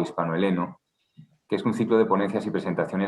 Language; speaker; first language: Spanish; native; Spanish